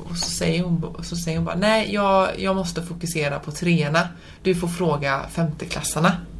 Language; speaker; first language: Swedish; early bilingual, other home language; Polish